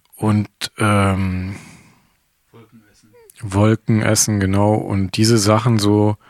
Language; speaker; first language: German; native; German